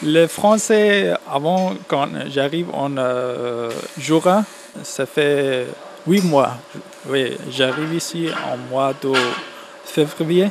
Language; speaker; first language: French; non-native, learner; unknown